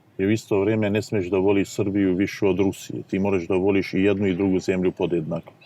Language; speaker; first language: Serbian; non-native, fluent; Ossetic